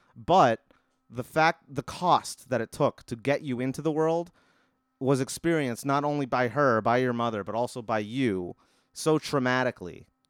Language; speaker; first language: English; native; English